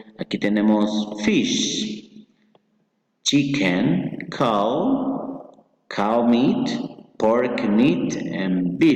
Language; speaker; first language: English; non-native, fluent; Spanish